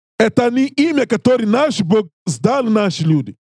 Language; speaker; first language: Russian; non-native, learner; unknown